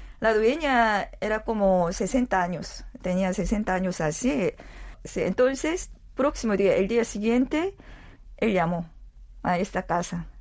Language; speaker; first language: Spanish; non-native, learner; Korean